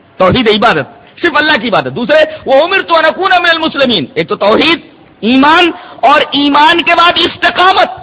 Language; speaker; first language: Urdu; native; Urdu